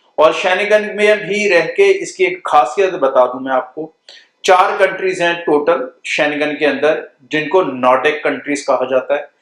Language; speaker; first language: Hindi; non-native, local second language; Punjabi